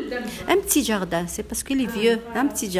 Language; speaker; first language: French; non-native, learner; Arabic